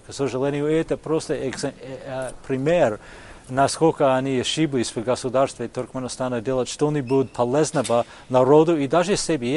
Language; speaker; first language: Russian; non-native, fluent; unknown